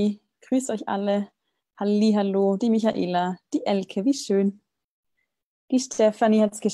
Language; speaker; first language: German; native; German